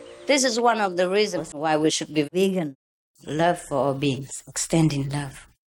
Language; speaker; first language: English; non-native, fluent; Vietnamese